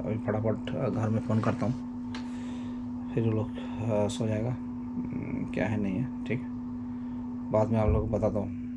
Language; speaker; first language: Hindi; non-native, local second language; Bangla